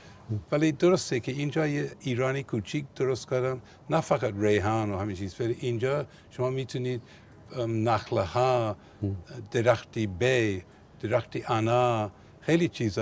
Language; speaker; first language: Persian; non-native, fluent; English